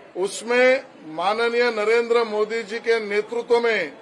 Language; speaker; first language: Hindi; non-native, local second language; Marathi